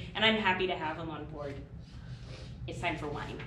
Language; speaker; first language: English; native; English